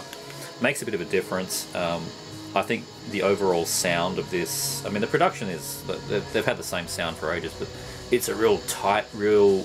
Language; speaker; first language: English; native; English